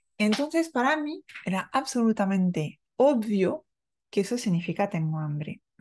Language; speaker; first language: Spanish; non-native, fluent; French